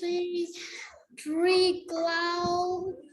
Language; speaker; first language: English; non-native, learner; Vietnamese